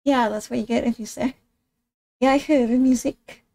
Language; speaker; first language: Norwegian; non-native, learner; English